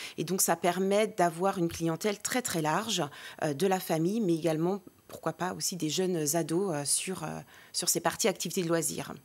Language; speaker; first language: French; native; French